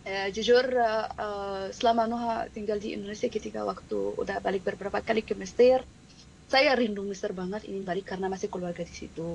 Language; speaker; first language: Indonesian; non-native, fluent; Arabic